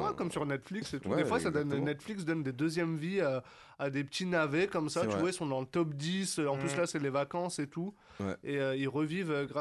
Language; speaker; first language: French; native; French